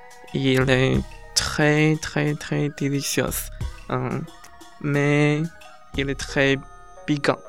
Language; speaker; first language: French; non-native, learner; Chinese